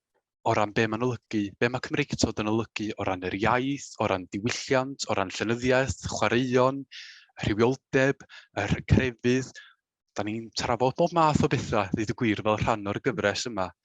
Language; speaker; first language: Welsh; native; Welsh